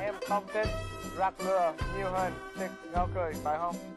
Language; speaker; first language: Vietnamese; non-native, learner; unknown